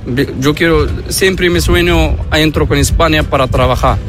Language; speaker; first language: Spanish; non-native, learner; Arabic